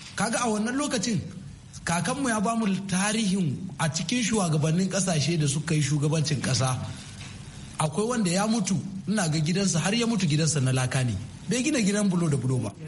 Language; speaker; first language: Hausa; non-native, local second language; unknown